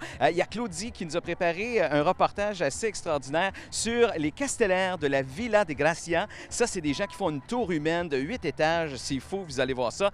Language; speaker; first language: French; native; French